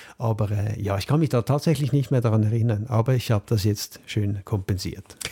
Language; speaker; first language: German; native; German